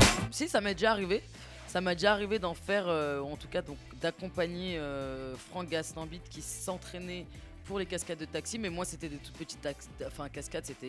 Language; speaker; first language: French; native; French